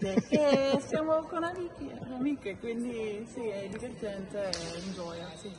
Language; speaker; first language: Italian; non-native, fluent; Dutch